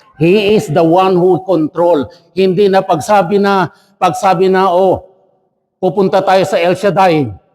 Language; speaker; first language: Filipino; non-native, local second language; Chavacano